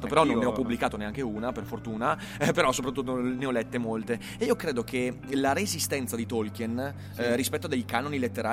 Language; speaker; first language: Italian; native; Italian